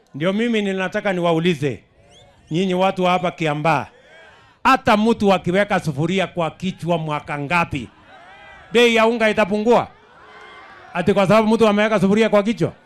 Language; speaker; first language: Swahili; non-native, local second language; Kalenjin